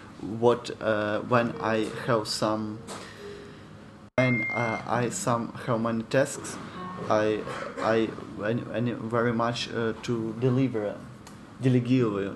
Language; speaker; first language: English; non-native, learner; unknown